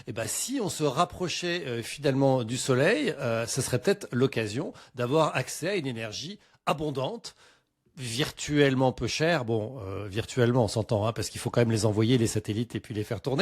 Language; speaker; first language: French; native; French